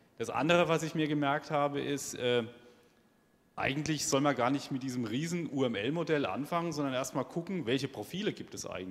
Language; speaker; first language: German; native; German